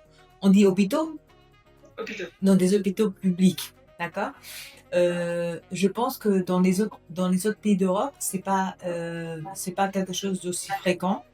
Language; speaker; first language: French; non-native, fluent; Spanish